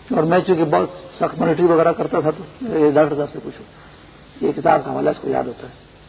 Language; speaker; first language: Urdu; non-native, local second language; Pashto